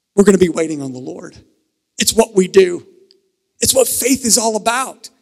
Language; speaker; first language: English; native; English